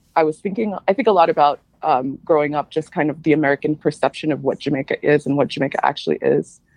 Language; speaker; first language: English; native; English